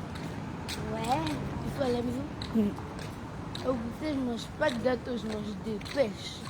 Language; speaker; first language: French; early bilingual, other home language; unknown